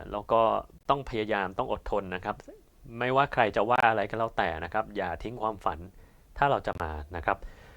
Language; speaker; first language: Thai; native; Thai